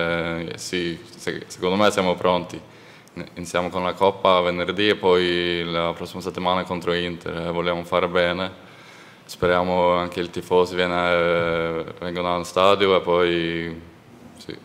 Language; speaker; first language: Italian; non-native, learner; Norwegian